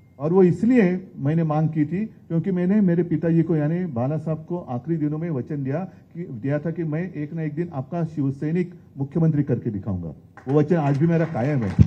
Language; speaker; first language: Hindi; non-native, local second language; Marathi